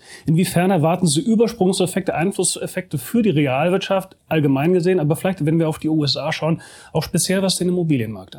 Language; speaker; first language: German; native; German